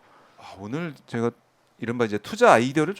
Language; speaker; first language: Korean; native; Korean